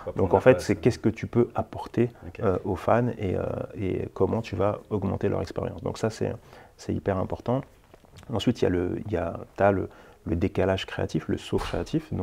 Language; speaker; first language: French; native; French